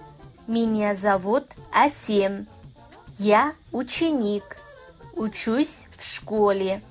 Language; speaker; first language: Russian; non-native, fluent; Kazakh